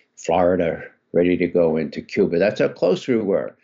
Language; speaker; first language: English; native; English